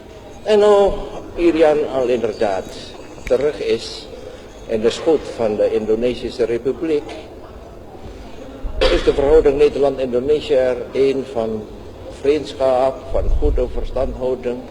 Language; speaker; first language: Dutch; non-native, local second language; Indonesian